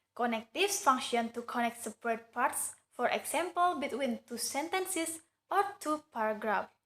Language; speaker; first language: English; non-native, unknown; Indonesian